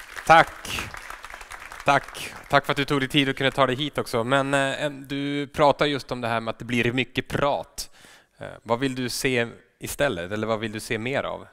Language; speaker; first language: Swedish; native; Swedish